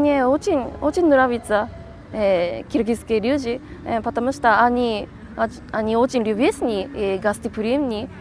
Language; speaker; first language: Russian; non-native, learner; Japanese